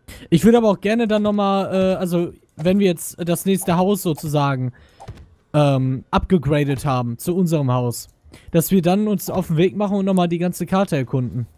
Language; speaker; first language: German; native; German